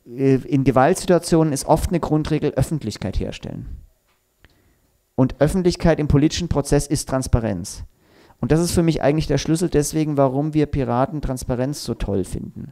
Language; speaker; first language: German; native; German